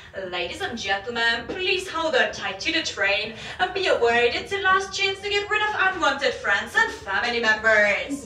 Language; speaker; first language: English; non-native, fluent; German